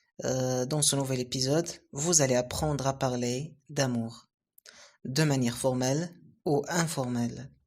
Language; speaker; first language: French; non-native, local second language; Arabic